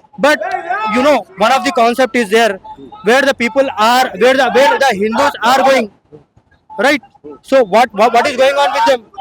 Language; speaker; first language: English; non-native, local second language; Telugu